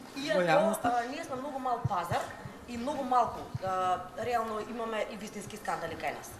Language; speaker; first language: Macedonian; native; Macedonian